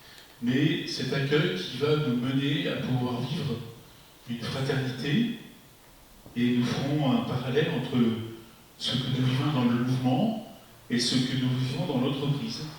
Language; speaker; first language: French; native; French